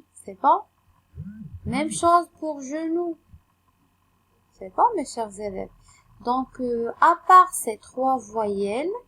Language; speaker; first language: French; non-native, local second language; Arabic